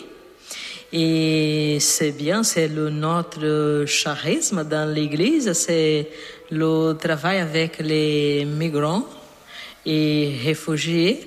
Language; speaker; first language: French; non-native, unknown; Portuguese